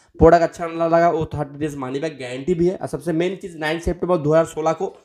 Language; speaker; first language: Hindi; non-native, local second language; Bangla